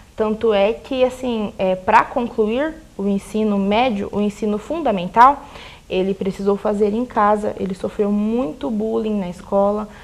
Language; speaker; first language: Portuguese; native; Portuguese